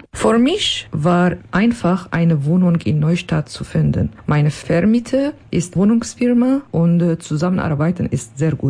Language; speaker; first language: German; non-native, learner; Kurdish